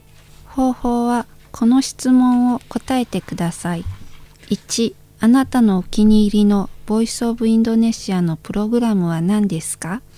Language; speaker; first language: Japanese; non-native, fluent; Indonesian